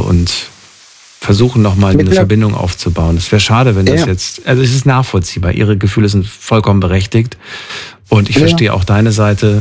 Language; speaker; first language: German; native; German